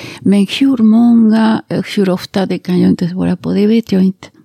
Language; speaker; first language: Swedish; non-native, fluent; Spanish